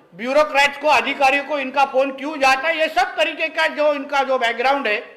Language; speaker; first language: Hindi; non-native, local second language; Marathi